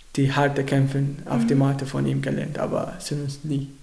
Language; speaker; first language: German; non-native, learner; Arabic